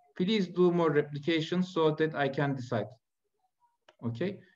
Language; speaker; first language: English; non-native, fluent; Turkish